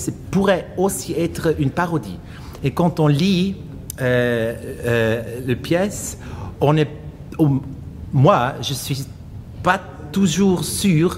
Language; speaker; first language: French; non-native, fluent; German